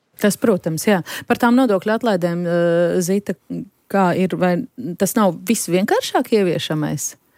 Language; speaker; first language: Latvian; native; Latvian